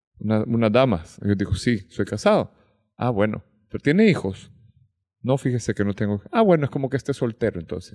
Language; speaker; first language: Spanish; native; Spanish